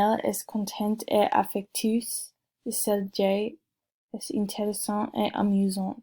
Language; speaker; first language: French; non-native, learner; English